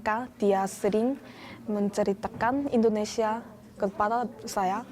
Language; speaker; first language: Indonesian; non-native, learner; Korean